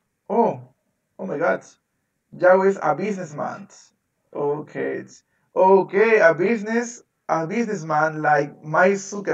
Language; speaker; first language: English; non-native, fluent; Spanish